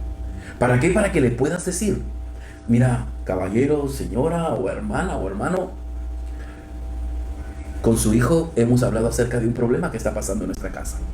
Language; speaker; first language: Spanish; native; Spanish